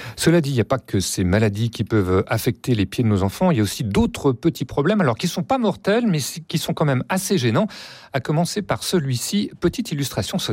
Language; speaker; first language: French; native; French